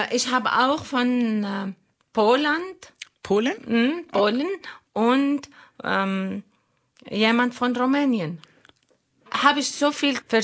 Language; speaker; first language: German; non-native, learner; Arabic